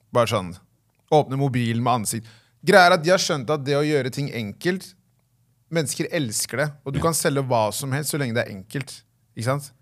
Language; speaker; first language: Norwegian; native; Norwegian